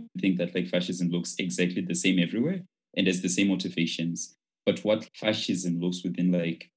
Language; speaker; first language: English; non-native, local second language; Shona